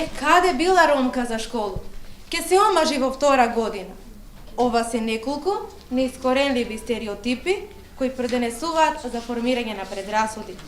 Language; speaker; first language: Macedonian; non-native, local second language; Romany